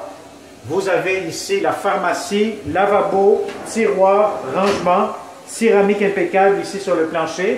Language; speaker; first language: French; native; French